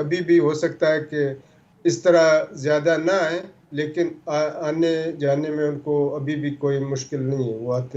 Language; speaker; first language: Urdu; non-native, local second language; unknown